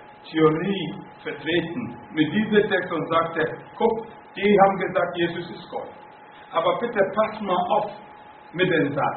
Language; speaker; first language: German; non-native, fluent; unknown